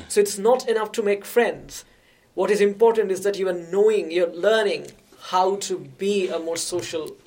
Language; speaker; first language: English; non-native, local second language; Bangla